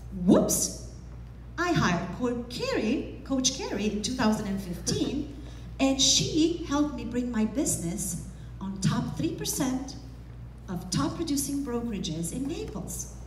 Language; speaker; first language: English; non-native, fluent; Romanian